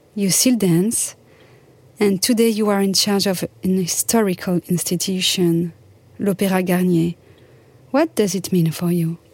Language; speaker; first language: English; non-native, fluent; French